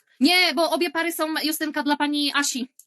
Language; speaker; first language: Polish; native; Polish